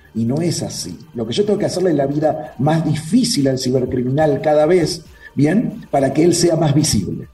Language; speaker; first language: Spanish; native; Spanish